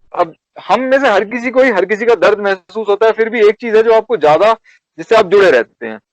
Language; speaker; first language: Hindi; native; Hindi